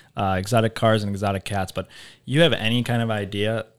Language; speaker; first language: English; native; English